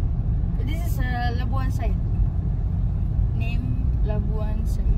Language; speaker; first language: English; non-native, learner; Indonesian